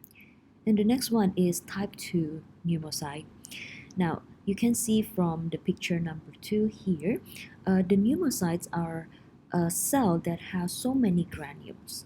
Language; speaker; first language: English; non-native, fluent; Indonesian